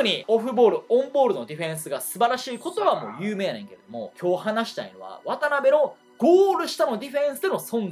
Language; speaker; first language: Japanese; native; Japanese